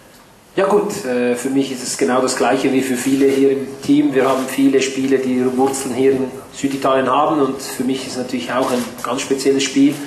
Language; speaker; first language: German; early bilingual, other home language; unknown